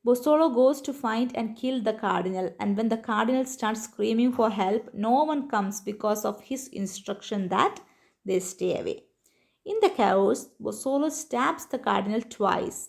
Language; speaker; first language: English; non-native, local second language; Malayalam